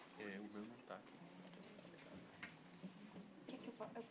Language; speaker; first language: Portuguese; native; Portuguese